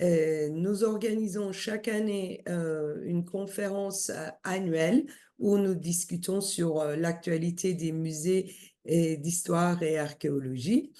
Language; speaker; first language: French; non-native, fluent; Turkish